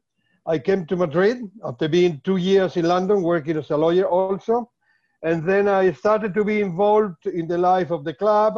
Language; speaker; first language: English; non-native, fluent; Spanish